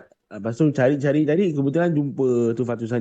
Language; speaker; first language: Malay; native; Malay